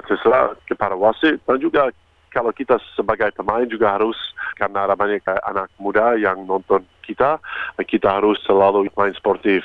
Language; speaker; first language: Indonesian; non-native, fluent; Croatian